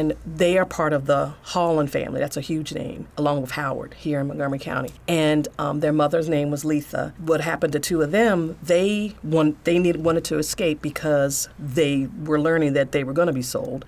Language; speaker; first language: English; native; English